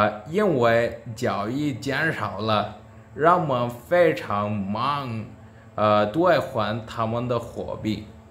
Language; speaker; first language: Chinese; non-native, learner; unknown